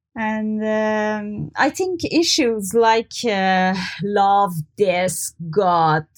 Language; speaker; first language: English; non-native, fluent; Persian